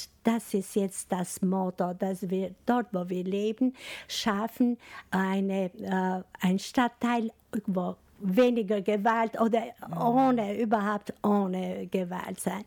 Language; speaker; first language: German; non-native, learner; Albanian